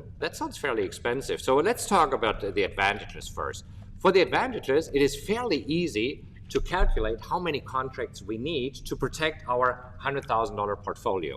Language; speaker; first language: English; non-native, fluent; German